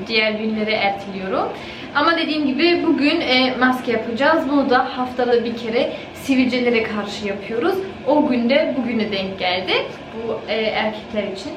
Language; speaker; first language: Turkish; early bilingual, heritage; Turkish